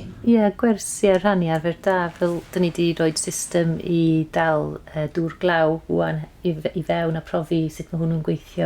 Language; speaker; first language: Welsh; native; Welsh